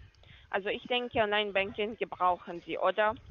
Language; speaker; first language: German; non-native, learner; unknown